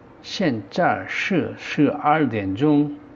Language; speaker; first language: Chinese; non-native, learner; Korean